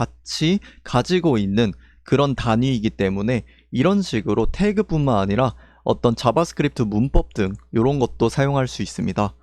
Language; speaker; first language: Korean; native; Korean